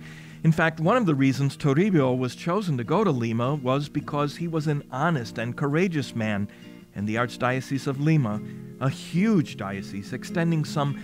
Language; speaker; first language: English; native; English